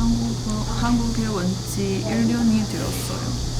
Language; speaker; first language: Korean; non-native, learner; Chinese